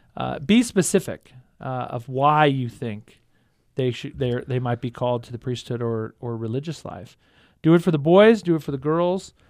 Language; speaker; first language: English; native; English